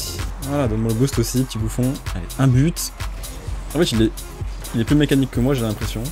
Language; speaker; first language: French; native; French